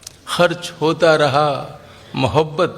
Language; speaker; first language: Urdu; native; Urdu